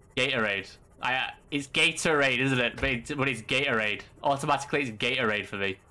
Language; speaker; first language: English; native; English